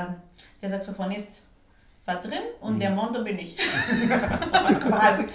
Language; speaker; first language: German; non-native, fluent; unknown